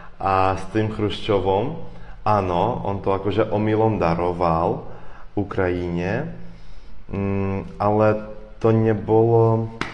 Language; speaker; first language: Slovak; non-native, fluent; Russian